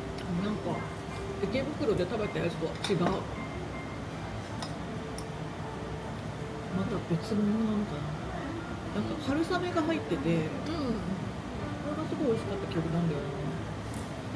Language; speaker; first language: Japanese; native; Japanese